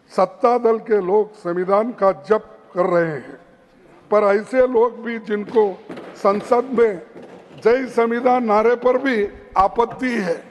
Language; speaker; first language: Hindi; non-native, local second language; Kannada